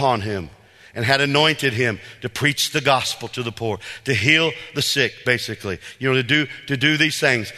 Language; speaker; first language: English; native; English